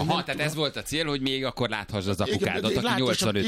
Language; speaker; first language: Hungarian; native; Hungarian